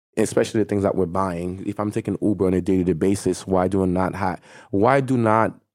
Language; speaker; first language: English; non-native, fluent; Haitian Creole